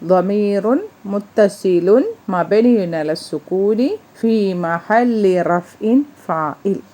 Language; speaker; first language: Arabic; non-native, fluent; Malayalam